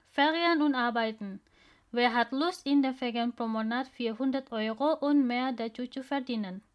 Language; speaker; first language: German; non-native, learner; Indonesian